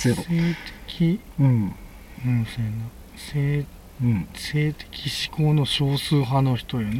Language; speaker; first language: Japanese; native; Japanese